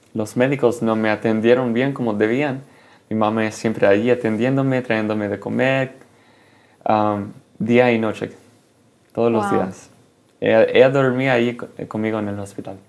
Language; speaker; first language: Spanish; early bilingual, heritage; Spanish